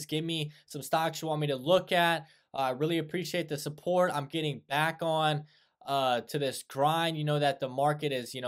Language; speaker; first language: English; native; English